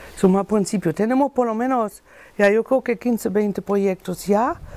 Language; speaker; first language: Spanish; non-native, learner; German